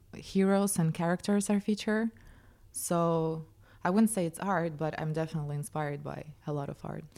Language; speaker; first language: English; non-native, fluent; Russian